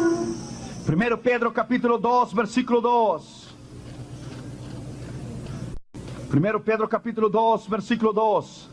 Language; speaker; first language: Spanish; non-native, fluent; Portuguese